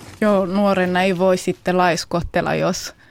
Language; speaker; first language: Finnish; non-native, fluent; Kinyarwanda